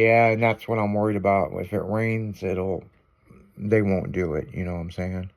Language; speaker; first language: English; native; English